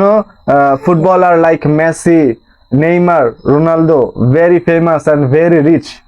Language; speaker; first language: English; non-native, local second language; Bangla